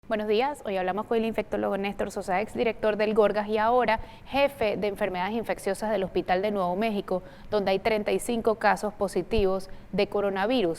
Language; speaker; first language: Spanish; native; Spanish